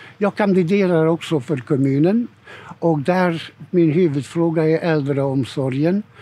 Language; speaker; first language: Swedish; non-native, fluent; Hungarian